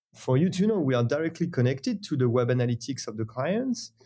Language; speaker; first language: English; non-native, fluent; French